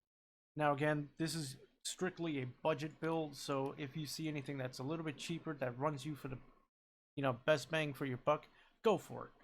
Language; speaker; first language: English; native; English